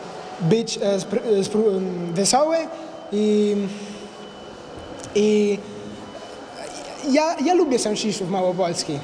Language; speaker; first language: Polish; non-native, learner; Italian